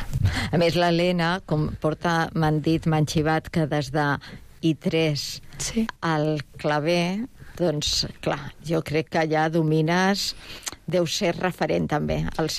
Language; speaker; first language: Catalan; native; Catalan